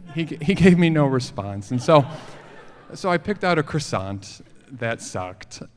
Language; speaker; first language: English; native; English